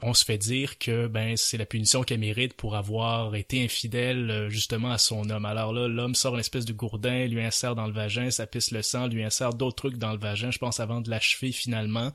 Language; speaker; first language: French; native; French